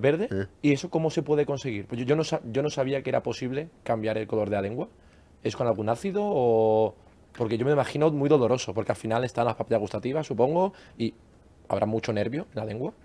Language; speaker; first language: Spanish; native; Spanish